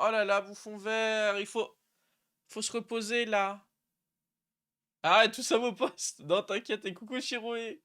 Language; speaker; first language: French; native; French